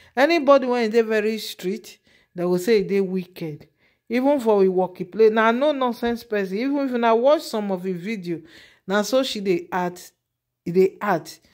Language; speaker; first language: Nigerian Pidgin; native; Nigerian Pidgin